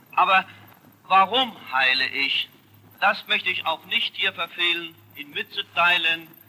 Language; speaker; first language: German; native; German